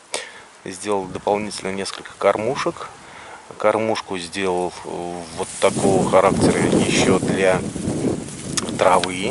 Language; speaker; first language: Russian; native; Russian